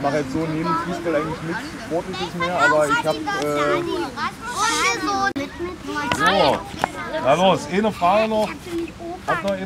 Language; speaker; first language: German; native; German